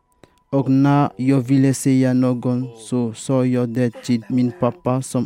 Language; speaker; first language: Swedish; non-native, fluent; French